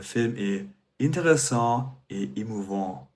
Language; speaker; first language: French; non-native, fluent; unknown